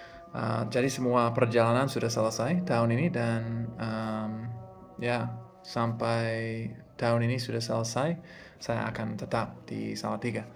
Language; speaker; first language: Indonesian; non-native, fluent; English